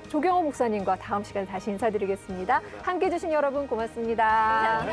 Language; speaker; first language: Korean; native; Korean